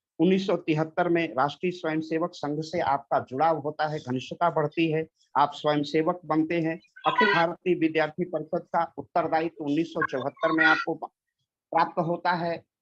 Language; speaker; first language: Hindi; non-native, local second language; Bhojpuri